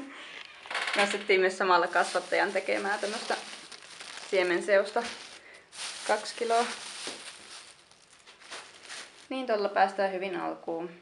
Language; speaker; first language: Finnish; native; Finnish